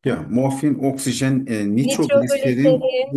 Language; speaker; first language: German; non-native, learner; Turkish